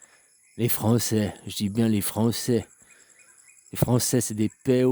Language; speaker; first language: French; native; French